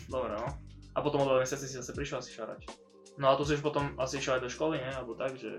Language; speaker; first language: Slovak; native; Slovak